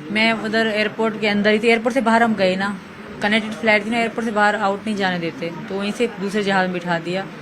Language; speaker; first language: Urdu; non-native, local second language; Sindhi